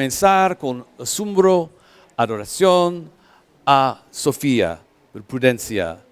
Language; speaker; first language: Spanish; non-native, learner; English